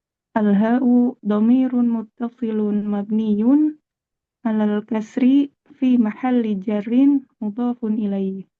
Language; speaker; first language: Arabic; non-native, learner; Indonesian